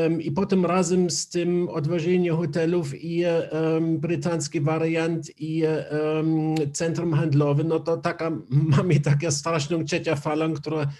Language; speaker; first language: Polish; non-native, learner; German